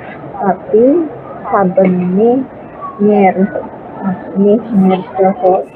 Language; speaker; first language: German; non-native, learner; Indonesian